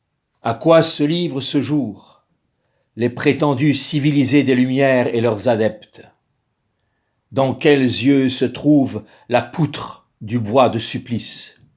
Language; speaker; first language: French; native; French